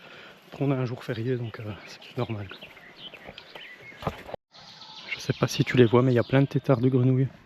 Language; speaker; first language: French; native; French